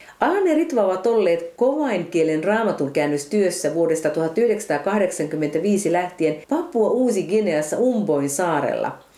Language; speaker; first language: Finnish; native; Finnish